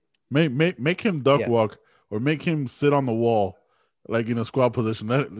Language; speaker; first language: English; early bilingual, other home language; Spanish